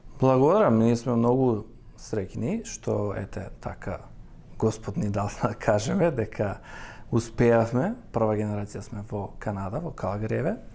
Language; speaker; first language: Macedonian; native; Macedonian